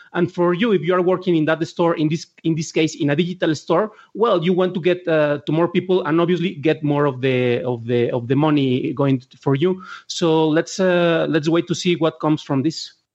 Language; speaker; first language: English; non-native, fluent; Spanish